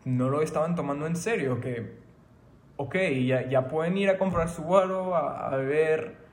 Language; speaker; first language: Spanish; early bilingual, other home language; French